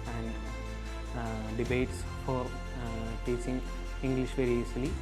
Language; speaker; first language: English; non-native, local second language; Malayalam